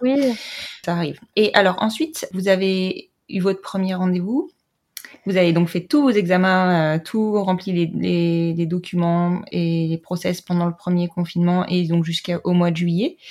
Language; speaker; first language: French; native; French